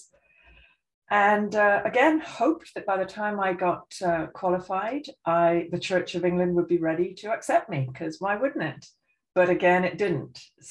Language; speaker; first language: English; native; English